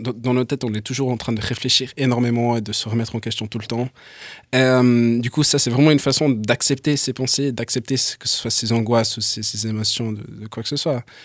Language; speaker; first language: French; early bilingual, other home language; English